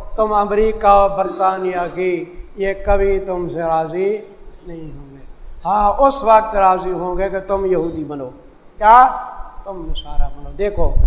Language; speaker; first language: Urdu; non-native, local second language; Saraiki